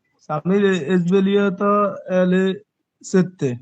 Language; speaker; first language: Italian; non-native, learner; Bangla